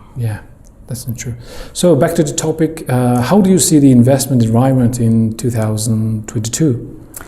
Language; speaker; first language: English; non-native, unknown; Mongolian